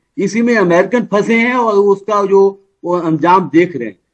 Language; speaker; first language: Hindi; native; Hindi